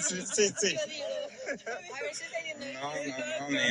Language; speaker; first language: Spanish; non-native, learner; French